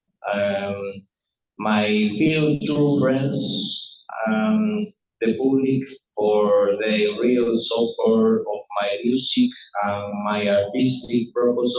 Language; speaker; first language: English; non-native, learner; Spanish